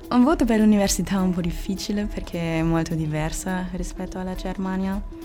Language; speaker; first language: Italian; non-native, fluent; German